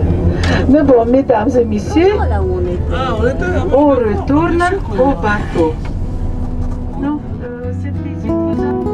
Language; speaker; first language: French; non-native, fluent; Russian